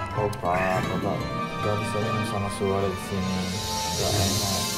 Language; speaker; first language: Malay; non-native, fluent; Turkish